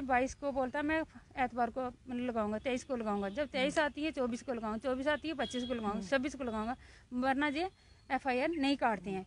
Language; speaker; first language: Hindi; native; Hindi